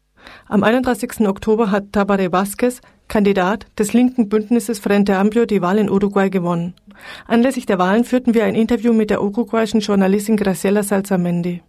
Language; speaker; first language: German; native; German